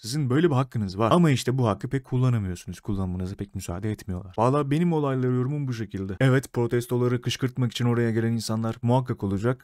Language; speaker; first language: Turkish; native; Turkish